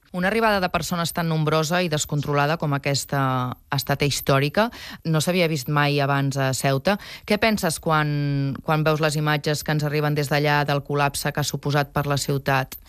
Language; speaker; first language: Catalan; native; Catalan